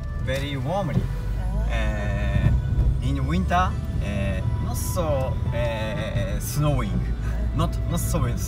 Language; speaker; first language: English; non-native, learner; Japanese